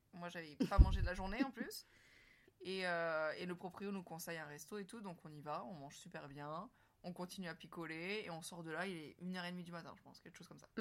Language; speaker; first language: French; native; French